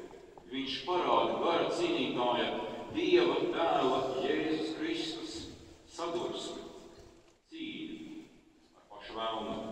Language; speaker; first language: Latvian; native; Latvian